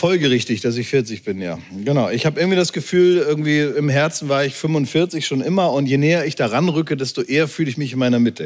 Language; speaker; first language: German; native; German